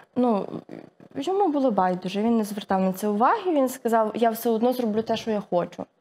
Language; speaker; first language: Ukrainian; native; Ukrainian